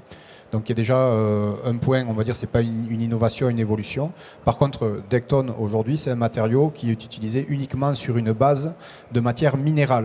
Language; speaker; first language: French; native; French